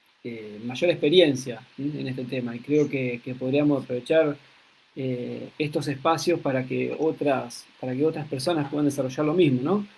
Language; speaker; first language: Spanish; native; Spanish